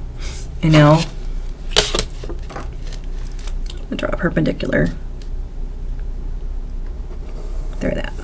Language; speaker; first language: English; native; English